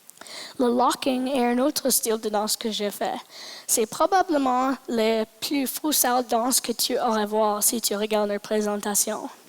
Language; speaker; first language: French; non-native, local second language; English